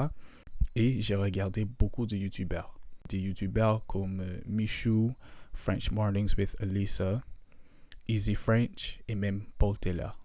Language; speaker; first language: French; non-native, fluent; English